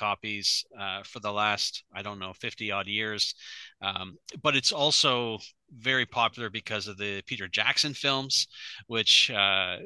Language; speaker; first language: English; native; English